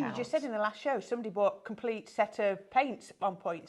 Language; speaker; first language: English; native; English